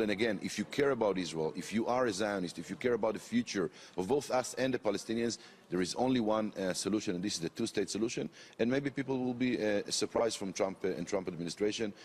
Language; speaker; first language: English; non-native, fluent; Hebrew